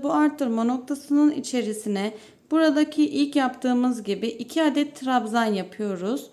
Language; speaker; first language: Turkish; native; Turkish